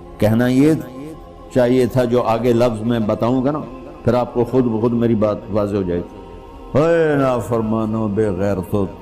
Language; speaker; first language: Urdu; non-native, local second language; Punjabi